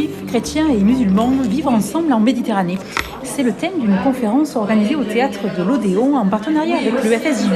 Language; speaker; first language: French; native; French